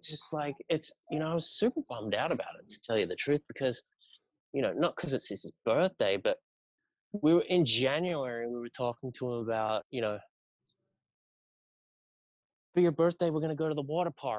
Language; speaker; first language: English; native; English